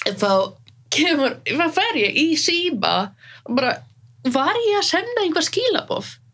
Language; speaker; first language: Icelandic; non-native, fluent; Polish